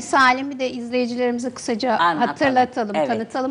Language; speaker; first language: Turkish; native; Turkish